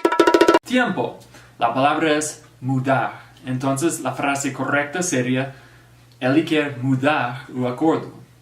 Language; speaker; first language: Spanish; non-native, fluent; English